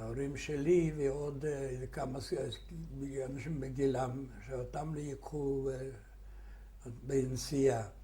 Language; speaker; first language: Hebrew; non-native, fluent; Yiddish